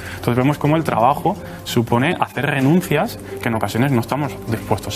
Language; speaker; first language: Spanish; native; Spanish